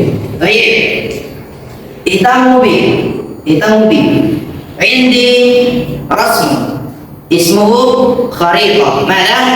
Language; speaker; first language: Arabic; non-native, learner; Indonesian